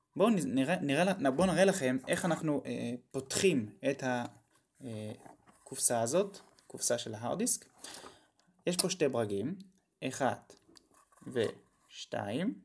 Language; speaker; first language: Hebrew; native; Hebrew